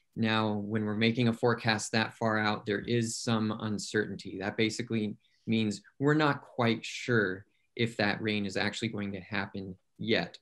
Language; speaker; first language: English; native; English